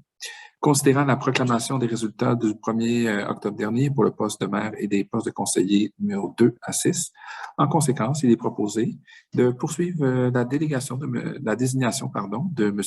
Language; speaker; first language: French; native; French